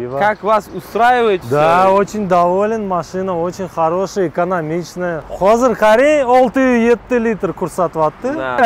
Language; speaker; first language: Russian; non-native, local second language; Uzbek